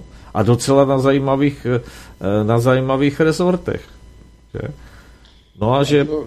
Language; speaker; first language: Czech; native; Czech